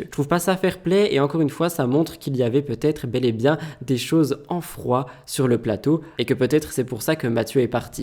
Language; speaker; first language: French; native; French